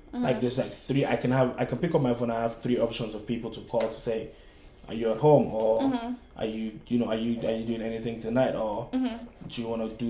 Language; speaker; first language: English; non-native, local second language; Yoruba